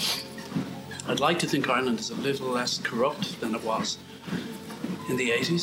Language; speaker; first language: English; native; English